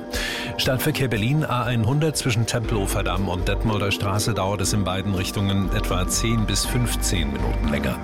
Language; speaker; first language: German; native; German